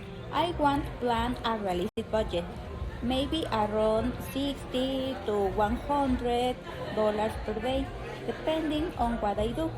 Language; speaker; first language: English; non-native, learner; Spanish